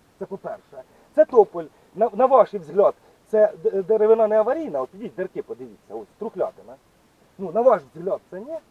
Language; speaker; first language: Ukrainian; native; Ukrainian